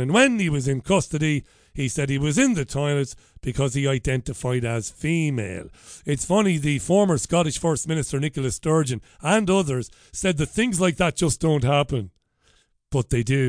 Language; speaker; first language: English; non-native, local second language; Irish